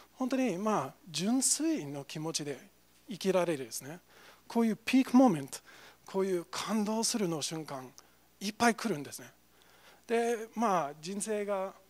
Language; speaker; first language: Japanese; non-native, fluent; English